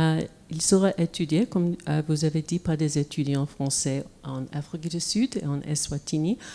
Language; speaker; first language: French; non-native, fluent; English